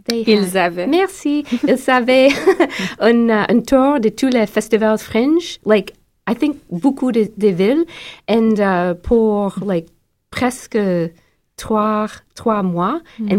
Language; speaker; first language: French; non-native, learner; English